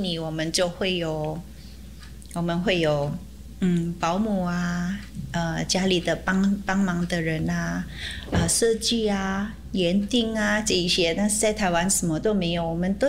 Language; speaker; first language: Chinese; early bilingual, heritage; Chinese